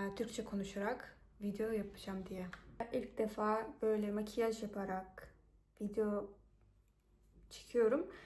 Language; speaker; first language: Turkish; non-native, fluent; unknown